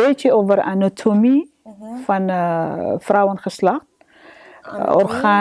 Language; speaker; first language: Dutch; non-native, learner; Arabic